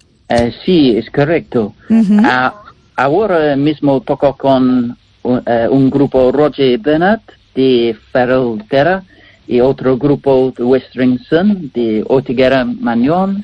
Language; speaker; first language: Spanish; non-native, learner; English